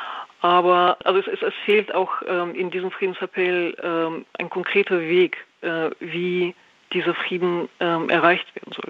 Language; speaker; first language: German; non-native, fluent; Russian